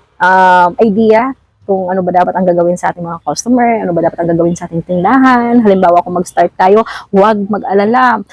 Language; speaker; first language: Filipino; non-native, local second language; Cebuano